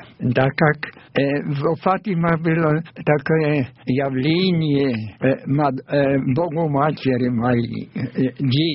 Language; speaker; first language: Russian; non-native, fluent; German